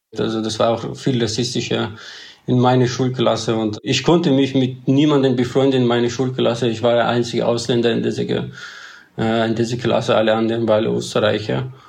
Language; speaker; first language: German; non-native, fluent; Persian